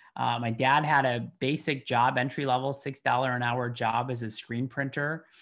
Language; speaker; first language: English; native; English